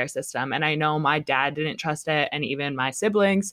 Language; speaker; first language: English; native; English